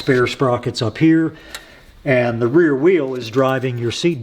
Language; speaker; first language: English; native; English